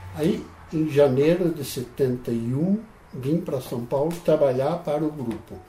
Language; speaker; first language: Portuguese; non-native, fluent; Dutch